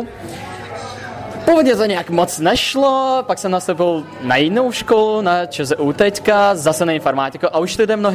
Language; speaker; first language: Czech; non-native, fluent; Russian